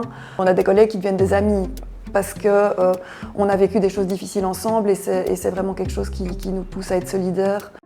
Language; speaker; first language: French; native; French